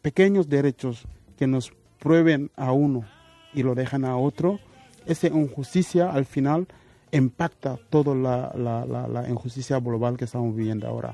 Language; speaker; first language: Spanish; non-native, fluent; Wolof